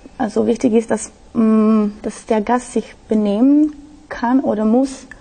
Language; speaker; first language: German; non-native, learner; Slovak